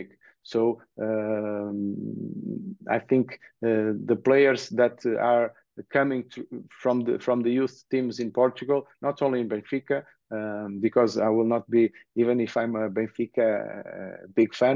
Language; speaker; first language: English; early bilingual, other home language; Portuguese